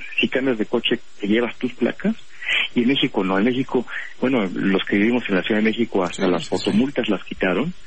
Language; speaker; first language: Spanish; native; Spanish